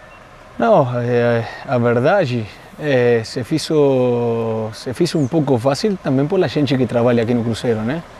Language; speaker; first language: Portuguese; non-native, fluent; Spanish